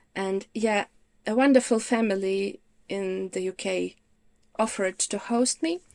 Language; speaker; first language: English; non-native, fluent; Ukrainian